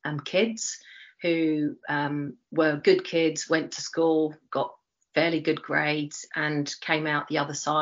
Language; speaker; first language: English; native; English